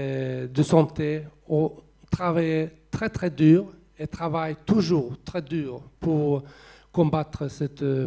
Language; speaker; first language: French; non-native, fluent; Swedish